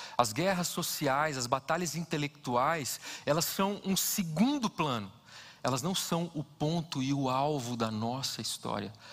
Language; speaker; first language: Portuguese; native; Portuguese